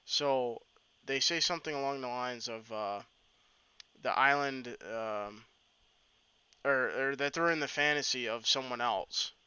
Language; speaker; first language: English; native; English